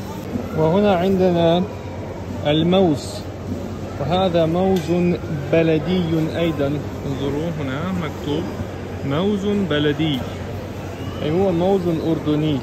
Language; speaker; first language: Arabic; non-native, fluent; Russian